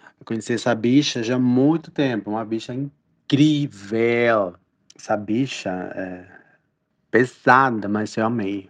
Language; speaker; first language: Portuguese; non-native, fluent; Spanish